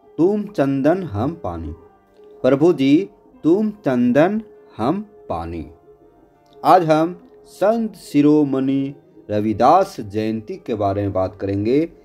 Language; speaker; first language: Hindi; native; Hindi